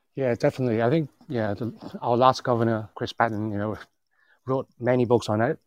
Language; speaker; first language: English; non-native, local second language; Cantonese